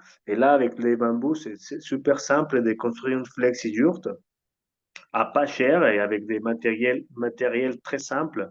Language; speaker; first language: French; non-native, fluent; Spanish